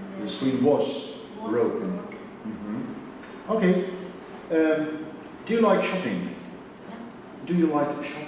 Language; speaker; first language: English; non-native, fluent; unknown